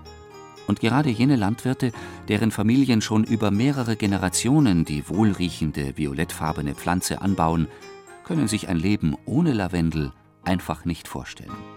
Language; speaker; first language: German; native; German